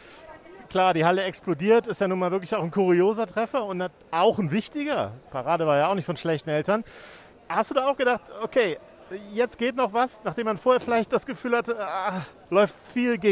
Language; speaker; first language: German; native; German